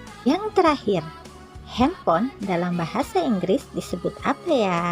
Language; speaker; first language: Indonesian; native; Indonesian